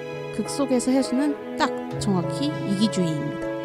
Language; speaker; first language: Korean; native; Korean